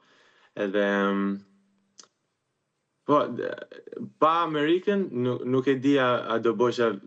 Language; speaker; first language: Albanian; early bilingual, heritage; Albanian